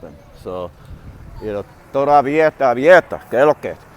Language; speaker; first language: Spanish; non-native, learner; English